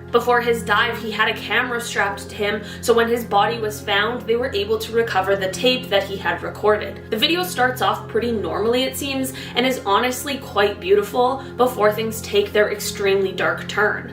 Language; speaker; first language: English; native; English